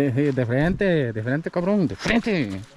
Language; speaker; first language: Spanish; native; Spanish